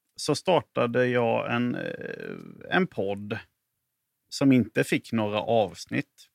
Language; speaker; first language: Swedish; native; Swedish